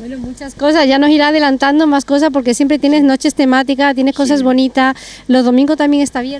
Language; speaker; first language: Spanish; native; Spanish